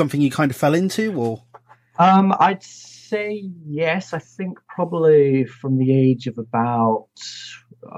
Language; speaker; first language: English; native; English